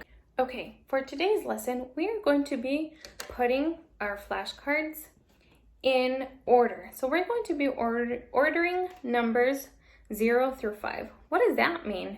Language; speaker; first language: English; native; English